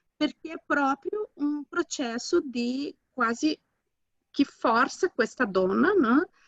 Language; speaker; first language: Italian; non-native, fluent; Portuguese